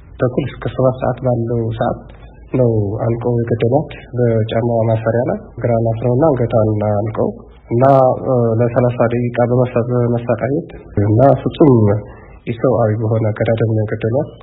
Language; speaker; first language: Amharic; non-native, local second language; Tigrinya